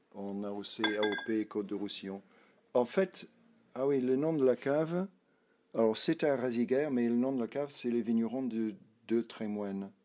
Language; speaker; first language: French; non-native, fluent; English